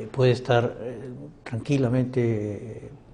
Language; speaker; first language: Spanish; native; Spanish